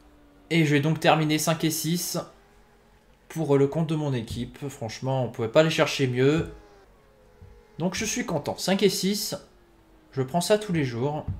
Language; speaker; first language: French; native; French